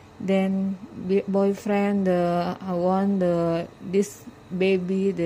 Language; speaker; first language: English; non-native, learner; Indonesian